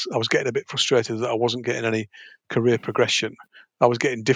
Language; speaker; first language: English; native; English